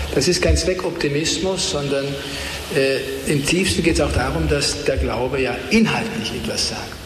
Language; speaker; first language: German; native; German